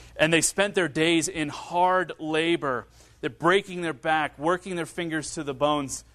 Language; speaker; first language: English; native; English